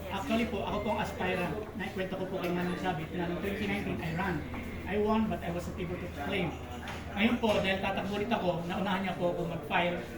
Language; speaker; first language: Filipino; native; Filipino